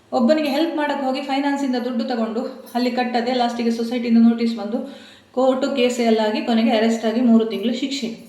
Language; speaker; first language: Kannada; non-native, local second language; Tulu